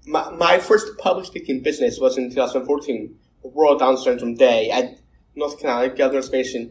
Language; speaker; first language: English; native; English